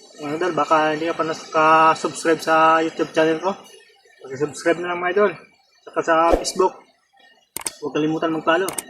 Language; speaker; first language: Filipino; non-native, local second language; Cebuano